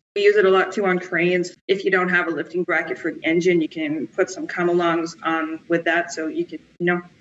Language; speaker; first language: English; native; English